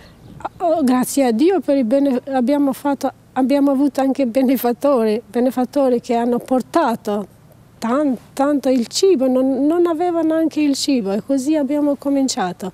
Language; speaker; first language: Italian; non-native, fluent; Albanian